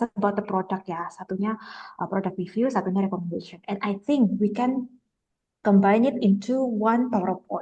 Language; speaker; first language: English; non-native, fluent; Indonesian